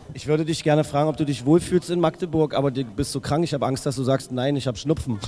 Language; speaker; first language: German; native; German